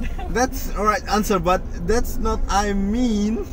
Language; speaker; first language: English; non-native, learner; Indonesian